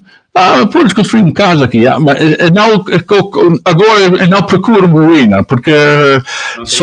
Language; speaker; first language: Portuguese; non-native, learner; Dutch